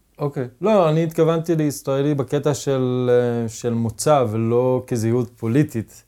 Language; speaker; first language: Hebrew; non-native, local second language; Arabic